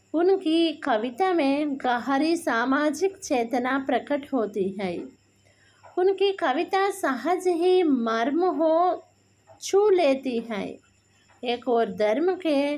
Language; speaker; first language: Hindi; non-native, local second language; Telugu